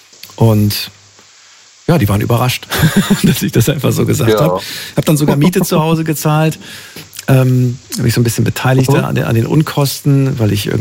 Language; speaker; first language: German; native; German